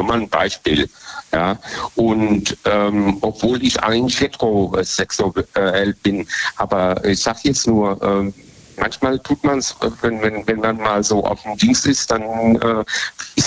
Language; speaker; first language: German; native; German